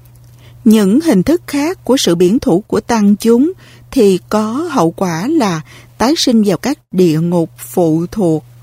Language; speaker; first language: Vietnamese; native; Vietnamese